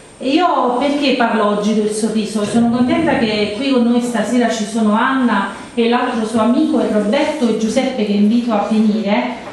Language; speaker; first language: Italian; native; Italian